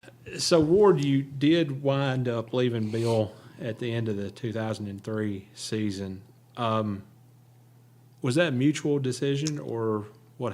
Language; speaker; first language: English; native; English